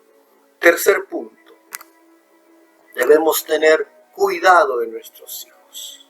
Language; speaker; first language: Spanish; native; Spanish